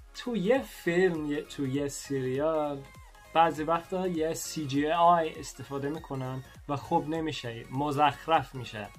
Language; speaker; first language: Persian; early bilingual, other home language; English